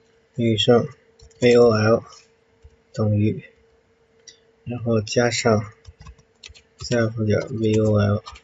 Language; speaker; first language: Chinese; native; Chinese